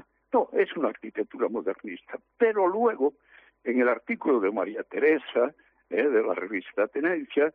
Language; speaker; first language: Spanish; native; Spanish